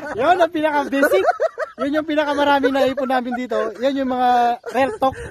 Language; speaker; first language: Filipino; native; Filipino